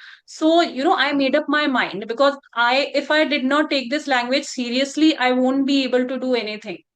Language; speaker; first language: English; non-native, local second language; Hindi